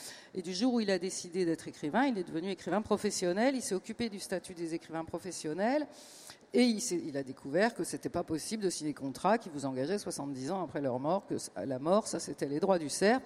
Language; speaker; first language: French; native; French